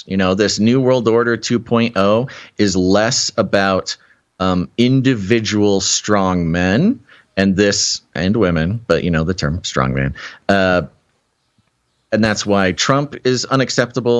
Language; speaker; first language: English; native; English